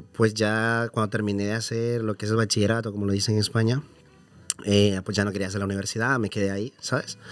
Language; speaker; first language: Spanish; native; Spanish